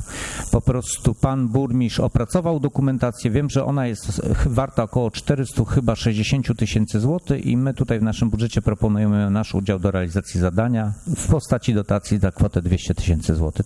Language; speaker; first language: Polish; native; Polish